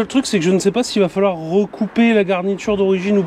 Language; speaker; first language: French; native; French